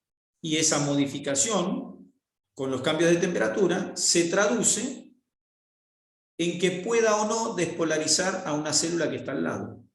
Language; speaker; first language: Spanish; native; Spanish